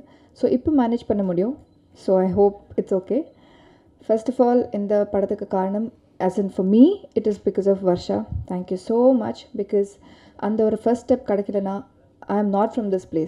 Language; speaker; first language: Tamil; non-native, local second language; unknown